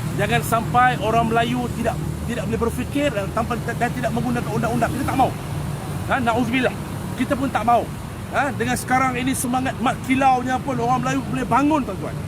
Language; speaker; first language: Malay; native; Malay